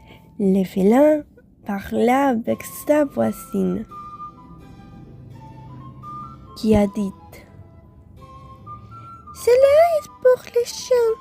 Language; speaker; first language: French; non-native, fluent; Spanish